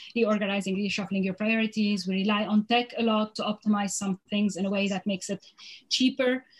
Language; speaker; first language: English; non-native, fluent; Arabic